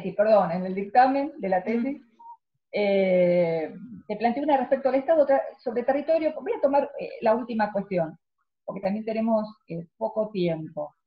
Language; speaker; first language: Spanish; native; Spanish